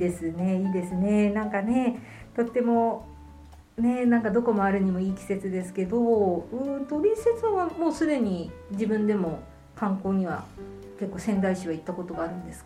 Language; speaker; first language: Japanese; native; Japanese